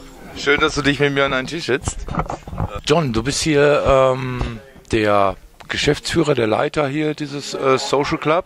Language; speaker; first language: German; native; German